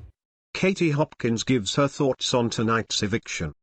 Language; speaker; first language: English; native; English